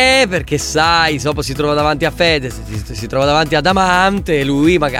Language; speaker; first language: Italian; native; Italian